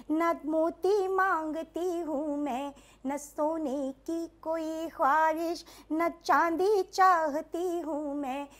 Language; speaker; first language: Hindi; native; Hindi